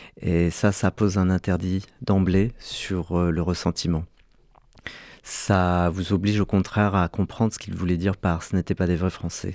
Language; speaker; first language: French; early bilingual, other home language; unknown